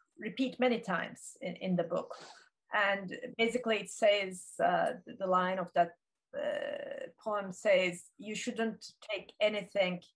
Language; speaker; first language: English; non-native, fluent; Turkish